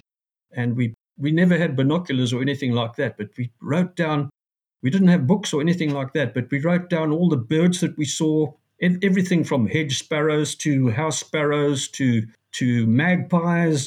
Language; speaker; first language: English; native; English